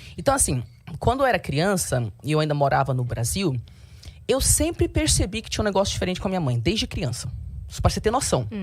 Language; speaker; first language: Portuguese; early bilingual, heritage; Portuguese